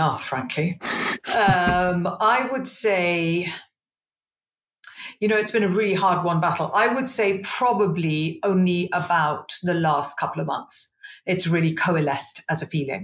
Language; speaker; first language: English; non-native, local second language; Punjabi